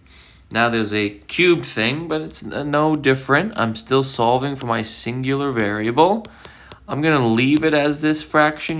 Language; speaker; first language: English; native; English